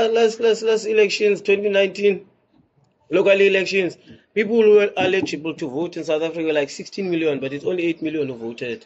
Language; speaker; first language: English; non-native, local second language; Xhosa